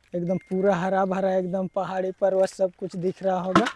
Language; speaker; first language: Hindi; native; Hindi